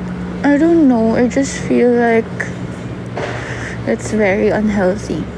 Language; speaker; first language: English; non-native, local second language; Filipino